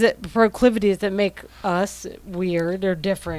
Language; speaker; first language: English; native; English